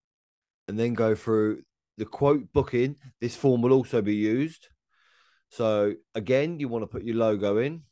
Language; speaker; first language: English; native; English